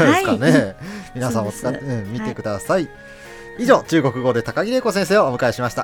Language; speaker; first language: Japanese; native; Japanese